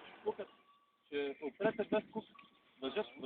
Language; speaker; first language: Bulgarian; native; Bulgarian